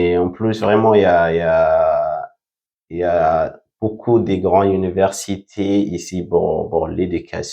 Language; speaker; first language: French; non-native, fluent; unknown